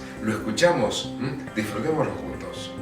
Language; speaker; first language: Spanish; native; Spanish